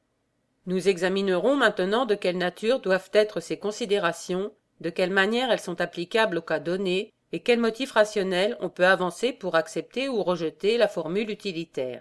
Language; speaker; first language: French; native; French